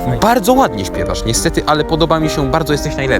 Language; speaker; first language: Polish; native; Polish